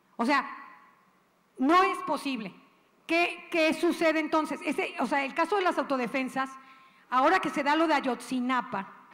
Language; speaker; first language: Spanish; native; Spanish